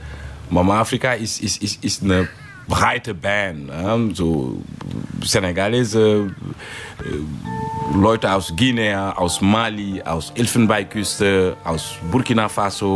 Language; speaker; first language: German; non-native, fluent; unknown